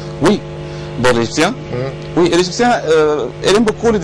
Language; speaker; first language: French; non-native, learner; Arabic